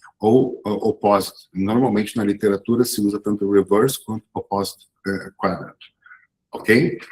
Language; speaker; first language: Portuguese; native; Portuguese